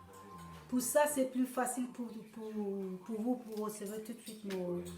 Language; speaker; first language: French; non-native, learner; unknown